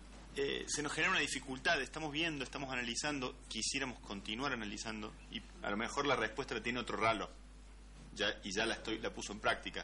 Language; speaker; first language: Spanish; native; Spanish